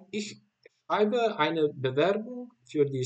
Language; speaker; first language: German; non-native, fluent; Bosnian